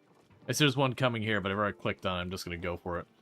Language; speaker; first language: English; native; English